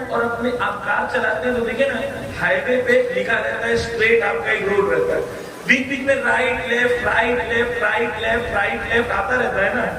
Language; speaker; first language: Urdu; native; Urdu